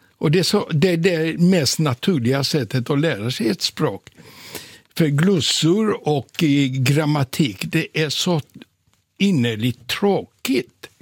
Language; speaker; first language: Swedish; non-native, fluent; Polish